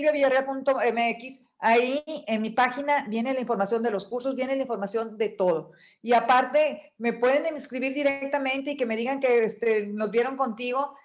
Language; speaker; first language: Spanish; native; Spanish